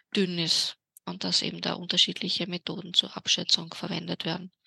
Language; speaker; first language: German; native; German